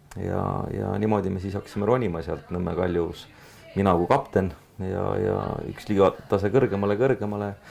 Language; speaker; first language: Estonian; native; Estonian